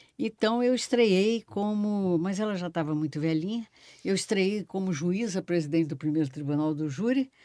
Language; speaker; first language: Portuguese; native; Portuguese